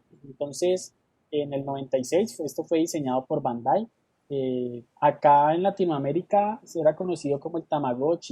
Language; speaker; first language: Spanish; native; Spanish